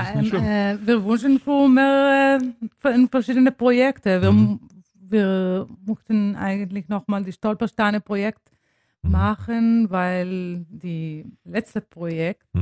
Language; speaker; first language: German; non-native, fluent; Hebrew